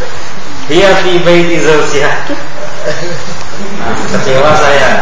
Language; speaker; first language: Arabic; non-native, fluent; Indonesian